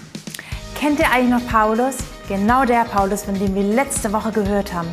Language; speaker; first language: German; native; German